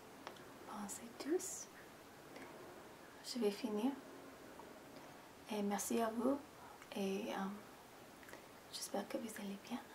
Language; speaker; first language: French; non-native, fluent; English